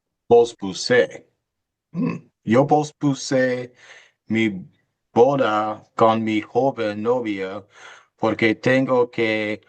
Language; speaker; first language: Spanish; non-native, learner; English